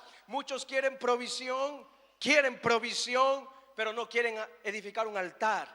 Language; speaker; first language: Spanish; native; Spanish